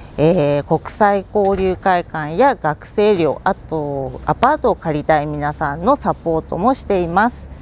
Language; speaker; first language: Japanese; native; Japanese